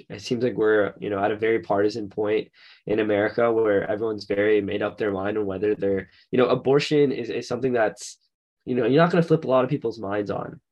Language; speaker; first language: English; native; English